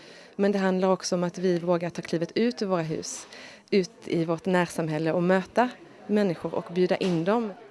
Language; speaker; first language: Swedish; native; Swedish